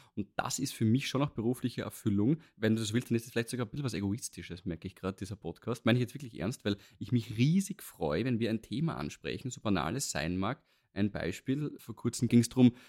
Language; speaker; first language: German; native; German